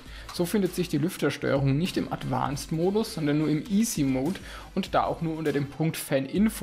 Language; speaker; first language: German; native; German